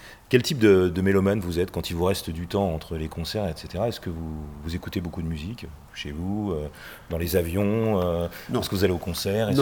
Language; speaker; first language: French; native; French